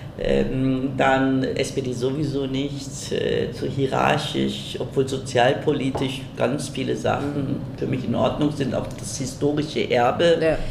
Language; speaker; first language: German; early bilingual, other home language; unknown